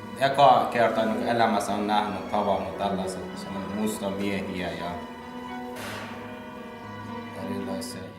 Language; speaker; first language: Finnish; non-native, fluent; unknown